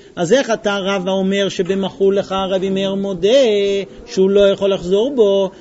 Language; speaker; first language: Hebrew; non-native, fluent; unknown